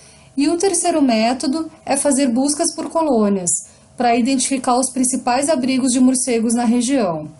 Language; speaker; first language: Portuguese; native; Portuguese